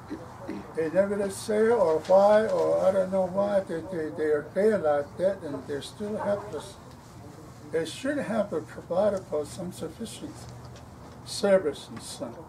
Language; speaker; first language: English; non-native, local second language; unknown